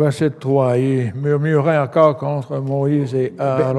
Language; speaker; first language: French; native; French